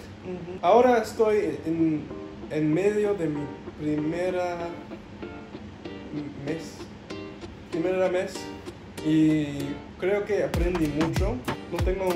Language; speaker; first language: Spanish; non-native, learner; English